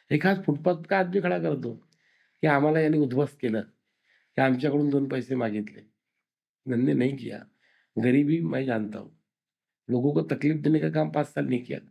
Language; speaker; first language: Hindi; non-native, local second language; Marathi